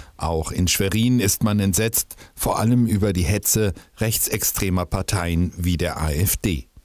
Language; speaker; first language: German; native; German